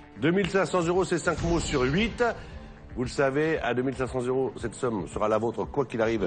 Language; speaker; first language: French; native; French